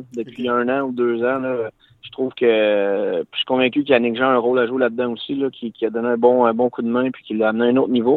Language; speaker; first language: French; native; French